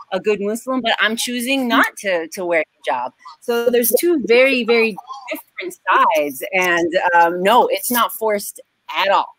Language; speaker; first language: English; native; English